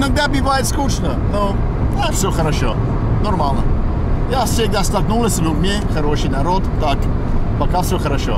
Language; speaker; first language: Russian; non-native, learner; English